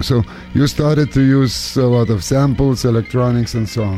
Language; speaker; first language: English; non-native, fluent; Lithuanian